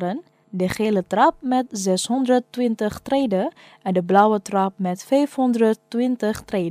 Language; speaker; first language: Dutch; non-native, learner; Indonesian